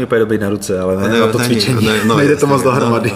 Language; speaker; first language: Czech; native; Czech